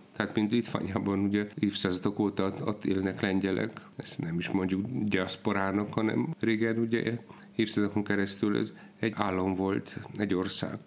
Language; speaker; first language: Hungarian; non-native, fluent; Polish